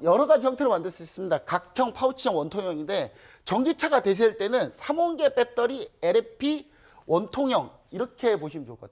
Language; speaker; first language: Korean; native; Korean